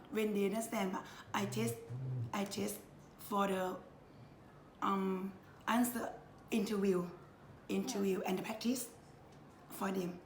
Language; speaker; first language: English; non-native, learner; Thai